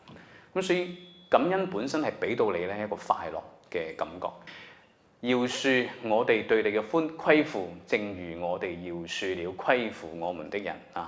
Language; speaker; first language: Cantonese; native; Cantonese